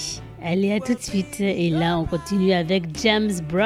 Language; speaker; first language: French; native; French